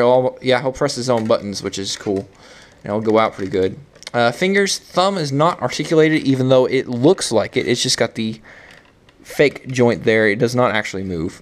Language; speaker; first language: English; native; English